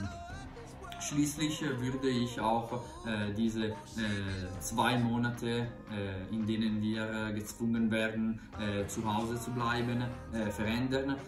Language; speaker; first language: German; non-native, fluent; Italian